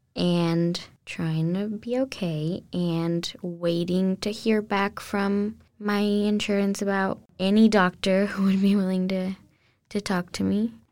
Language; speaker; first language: English; non-native, fluent; Spanish